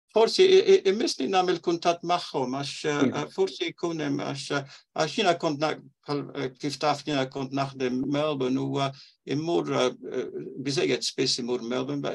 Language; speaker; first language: Maltese; early bilingual, heritage; Maltese